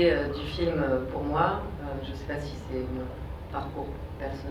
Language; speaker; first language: French; native; French